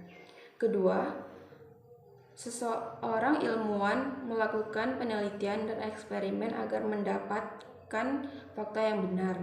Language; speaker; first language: Indonesian; native; Indonesian